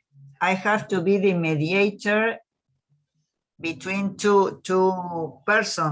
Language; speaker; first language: English; non-native, learner; Spanish